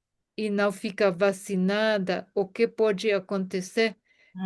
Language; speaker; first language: Portuguese; non-native, fluent; German